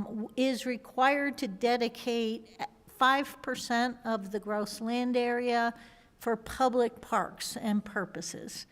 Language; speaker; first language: English; native; English